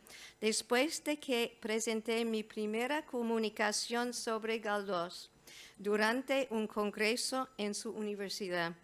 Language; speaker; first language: Spanish; non-native, fluent; English